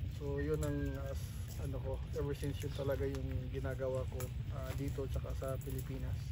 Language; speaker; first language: Filipino; non-native, local second language; Bikol